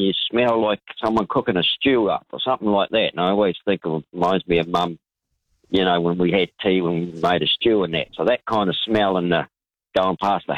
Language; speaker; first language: English; native; English